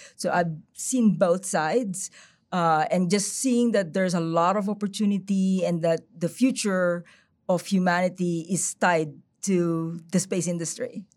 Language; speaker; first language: English; non-native, local second language; Filipino